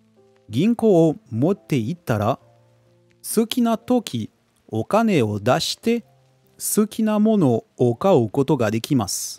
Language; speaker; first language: Japanese; non-native, learner; French